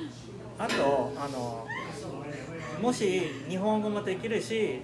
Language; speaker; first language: Japanese; non-native, fluent; Chinese